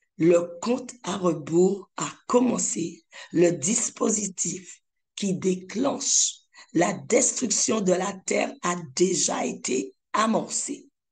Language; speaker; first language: French; native; French